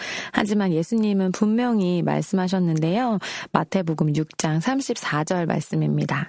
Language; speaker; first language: Korean; native; Korean